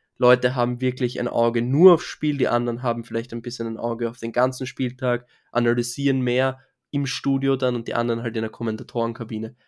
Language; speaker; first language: German; native; German